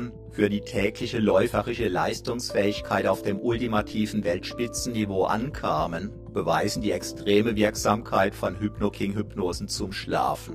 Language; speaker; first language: German; native; German